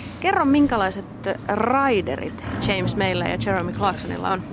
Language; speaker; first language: Finnish; native; Finnish